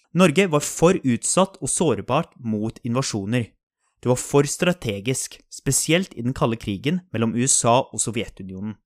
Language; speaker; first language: Norwegian; native; Norwegian